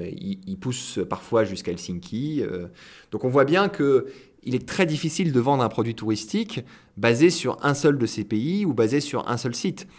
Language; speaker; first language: French; native; French